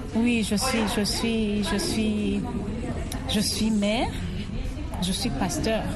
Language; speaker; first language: French; non-native, local second language; Rundi